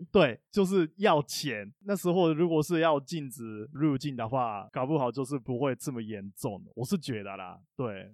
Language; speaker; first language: Chinese; non-native, fluent; Japanese